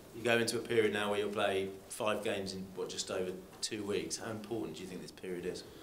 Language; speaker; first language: English; native; English